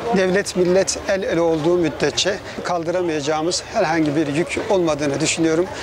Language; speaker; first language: Turkish; native; Turkish